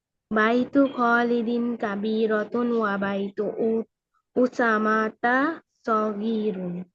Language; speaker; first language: Arabic; non-native, learner; Bangla